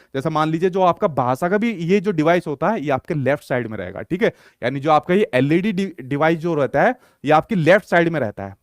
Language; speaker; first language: Hindi; native; Hindi